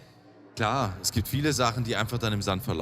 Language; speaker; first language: German; native; German